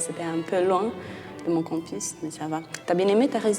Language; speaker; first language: French; non-native, fluent; Portuguese